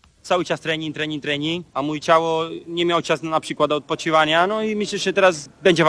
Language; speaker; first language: Polish; non-native, learner; Spanish